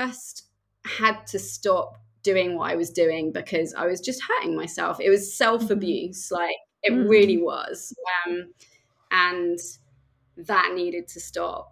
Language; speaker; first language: English; native; English